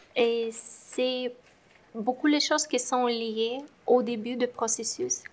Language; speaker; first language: French; non-native, fluent; Romanian